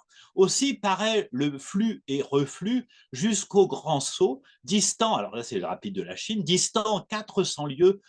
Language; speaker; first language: French; native; French